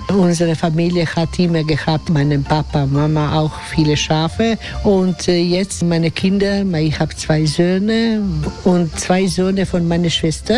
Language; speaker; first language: German; non-native, learner; Croatian